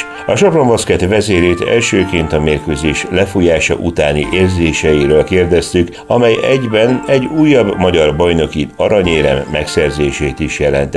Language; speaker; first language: Hungarian; native; Hungarian